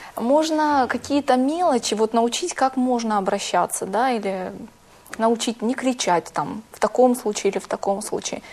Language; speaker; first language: Russian; native; Russian